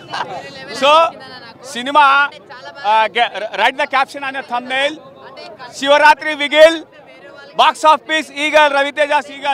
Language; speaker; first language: Telugu; native; Telugu